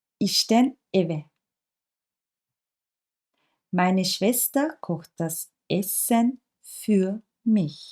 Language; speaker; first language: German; non-native, fluent; Turkish